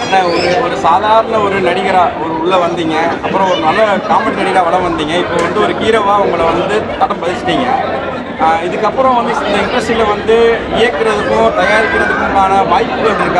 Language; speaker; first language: Tamil; native; Tamil